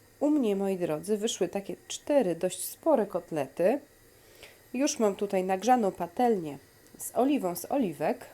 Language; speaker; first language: Polish; native; Polish